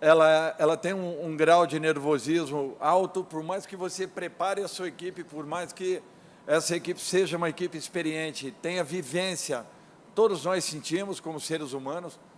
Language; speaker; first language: Portuguese; native; Portuguese